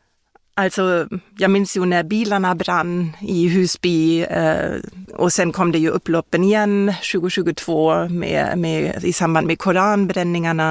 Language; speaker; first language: Swedish; non-native, fluent; German